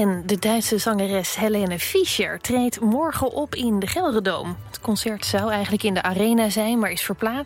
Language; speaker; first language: Dutch; native; Dutch